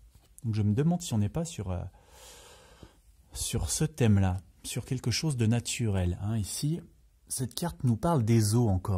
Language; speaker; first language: French; native; French